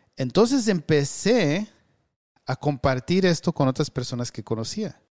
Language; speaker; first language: Spanish; early bilingual, heritage; Spanish